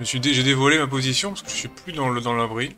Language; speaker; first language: French; native; French